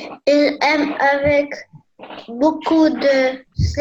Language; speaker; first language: French; non-native, learner; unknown